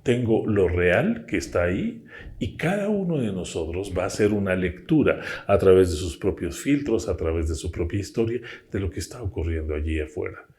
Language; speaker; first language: Spanish; native; Spanish